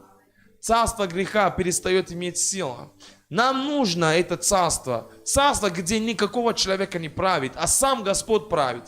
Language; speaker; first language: Russian; non-native, fluent; French